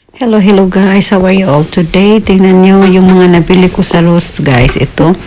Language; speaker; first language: Filipino; non-native, local second language; Cebuano